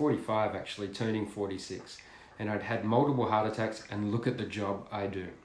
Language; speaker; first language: English; native; English